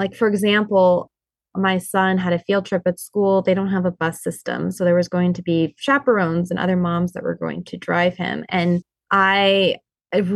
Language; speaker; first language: English; native; English